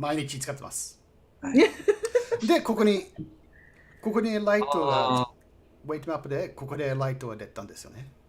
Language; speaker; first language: Japanese; non-native, fluent; English